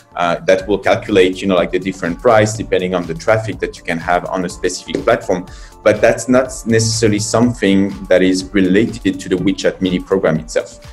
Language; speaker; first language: English; non-native, fluent; French